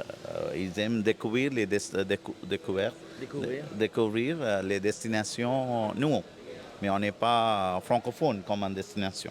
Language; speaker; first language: French; non-native, fluent; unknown